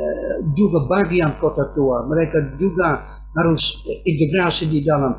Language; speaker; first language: Indonesian; non-native, fluent; Dutch